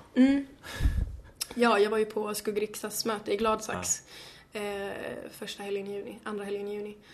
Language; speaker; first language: Swedish; native; Swedish